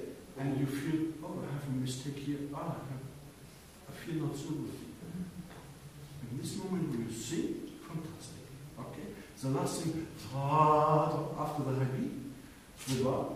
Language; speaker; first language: English; non-native, learner; German